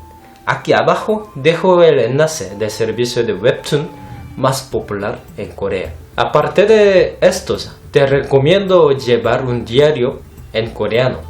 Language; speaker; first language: Spanish; non-native, fluent; Korean